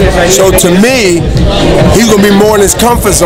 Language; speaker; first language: English; native; English